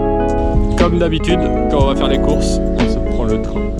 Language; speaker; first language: French; native; French